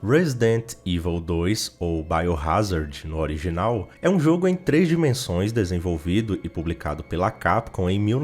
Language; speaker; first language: Portuguese; native; Portuguese